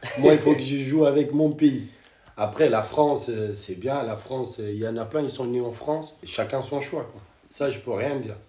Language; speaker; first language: French; non-native, fluent; Kabuverdianu